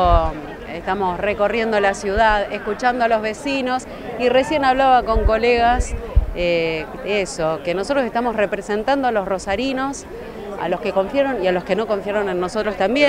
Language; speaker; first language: Spanish; native; Spanish